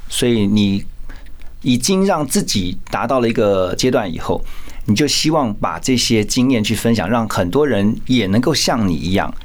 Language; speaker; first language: Chinese; native; Chinese